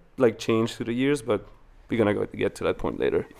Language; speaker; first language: English; non-native, fluent; Spanish